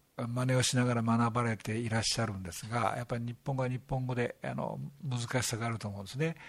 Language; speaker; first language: Japanese; native; Japanese